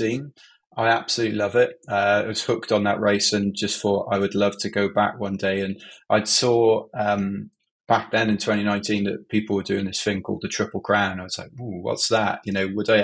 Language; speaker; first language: English; native; English